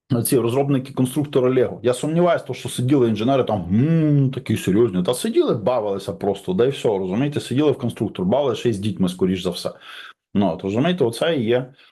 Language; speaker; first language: Ukrainian; non-native, local second language; Russian